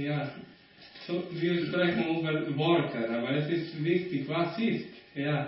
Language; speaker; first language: German; non-native, learner; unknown